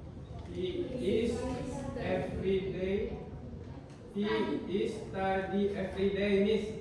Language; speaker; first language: English; non-native, learner; Indonesian